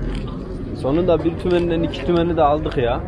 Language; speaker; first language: Turkish; native; Turkish